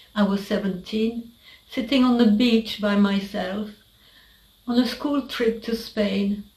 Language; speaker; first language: English; non-native, fluent; French